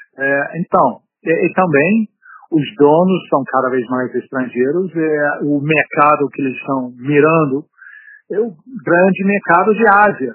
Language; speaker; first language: Portuguese; non-native, fluent; English